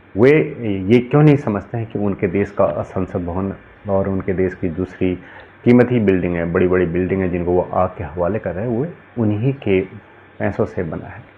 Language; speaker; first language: Hindi; native; Hindi